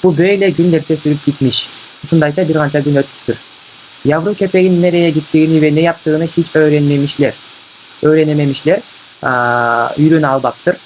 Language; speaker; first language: Turkish; non-native, fluent; Kyrgyz